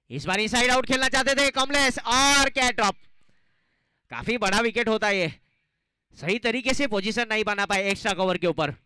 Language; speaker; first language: Hindi; non-native, local second language; Gujarati